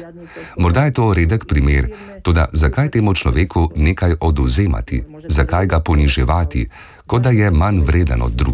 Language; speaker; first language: Slovenian; early bilingual, other home language; Bosnian